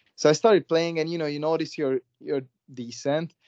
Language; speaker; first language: English; non-native, fluent; Hungarian